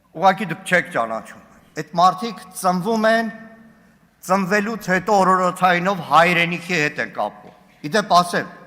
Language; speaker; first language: Armenian; native; Armenian